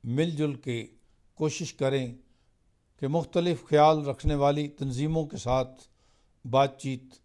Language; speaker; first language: Hindi; non-native, local second language; Punjabi